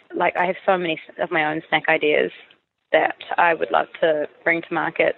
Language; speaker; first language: English; native; English